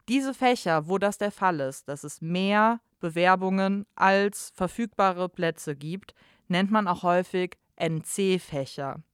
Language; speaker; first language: German; native; German